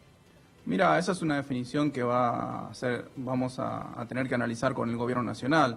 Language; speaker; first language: Spanish; native; Spanish